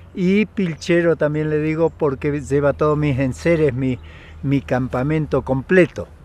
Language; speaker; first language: Spanish; native; Spanish